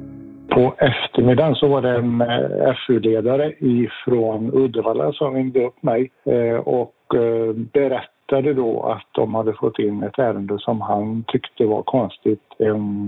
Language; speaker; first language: Swedish; native; Swedish